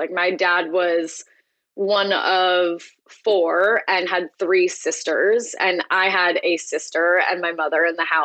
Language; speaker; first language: English; native; English